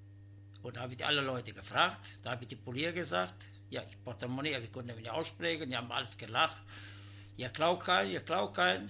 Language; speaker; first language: German; non-native, learner; Italian